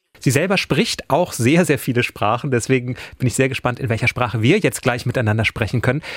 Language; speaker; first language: German; native; German